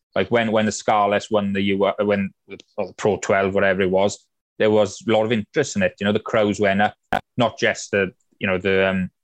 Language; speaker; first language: English; native; English